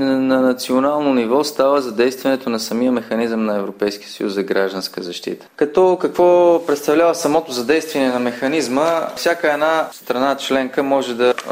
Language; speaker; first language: Bulgarian; native; Bulgarian